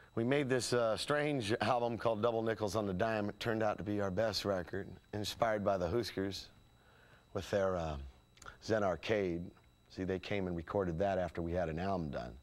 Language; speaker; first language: English; native; English